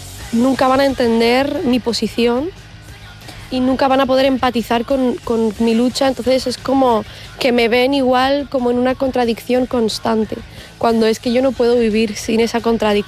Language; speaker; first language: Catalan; early bilingual, other home language; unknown